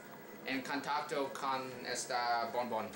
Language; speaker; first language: Spanish; non-native, learner; English